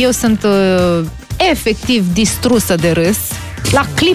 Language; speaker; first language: Romanian; native; Romanian